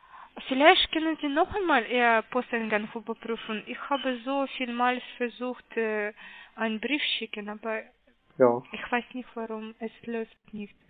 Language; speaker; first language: German; non-native, learner; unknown